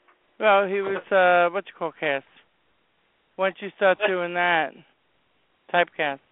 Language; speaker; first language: English; native; English